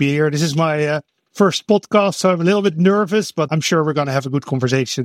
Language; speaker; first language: English; non-native, fluent; Dutch